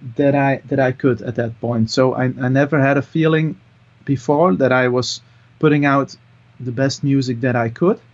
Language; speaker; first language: English; non-native, fluent; Dutch